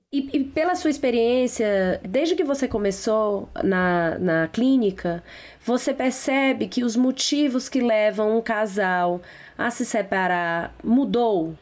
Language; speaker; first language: Portuguese; native; Portuguese